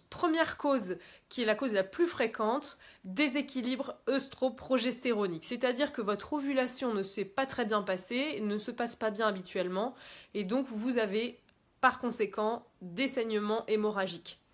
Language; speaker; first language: French; native; French